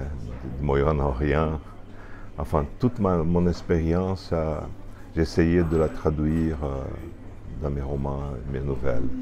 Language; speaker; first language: French; non-native, fluent; Portuguese